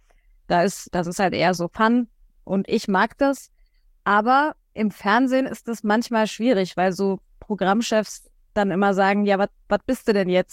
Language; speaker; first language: German; native; German